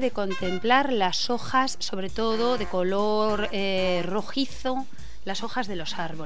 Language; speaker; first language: Spanish; native; Spanish